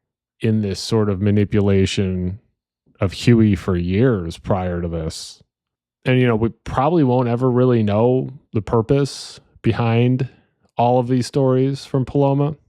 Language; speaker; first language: English; native; English